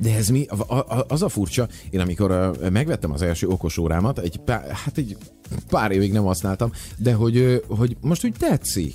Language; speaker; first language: Hungarian; native; Hungarian